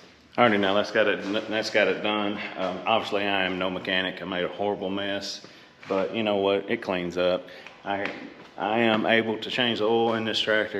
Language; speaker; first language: English; native; English